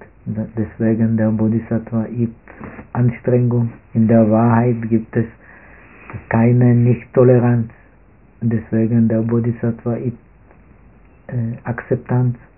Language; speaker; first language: German; non-native, fluent; Czech